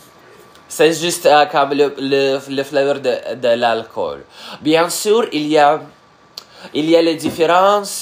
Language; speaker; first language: French; non-native, learner; Russian